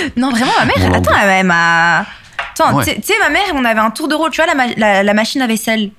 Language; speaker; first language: French; native; French